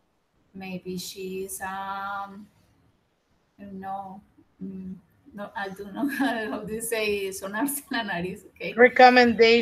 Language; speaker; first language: English; non-native, learner; Spanish